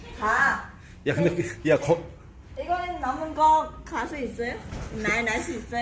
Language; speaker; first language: Korean; non-native, learner; Vietnamese